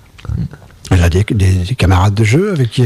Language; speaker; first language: French; native; French